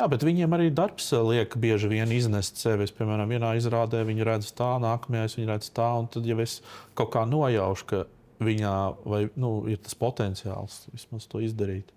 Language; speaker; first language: Latvian; native; Latvian